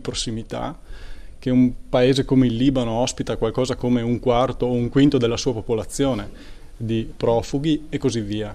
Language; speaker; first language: Italian; native; Italian